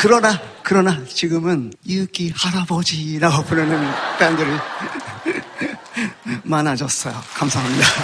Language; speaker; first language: Korean; non-native, learner; Japanese